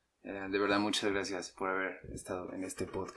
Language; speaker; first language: Spanish; native; Spanish